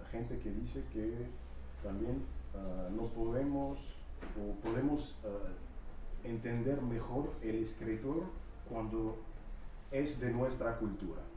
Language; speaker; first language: Spanish; non-native, fluent; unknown